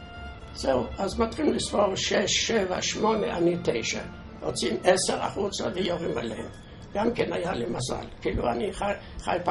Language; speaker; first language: Hebrew; non-native, fluent; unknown